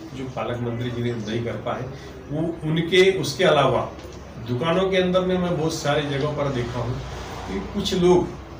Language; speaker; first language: Hindi; native; Hindi